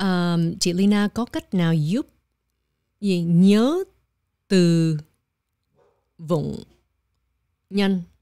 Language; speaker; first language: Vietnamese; early bilingual, heritage; Vietnamese